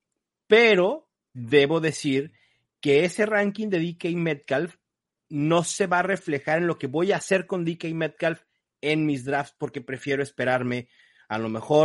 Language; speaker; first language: Spanish; native; Spanish